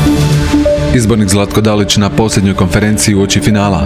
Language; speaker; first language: Croatian; native; Croatian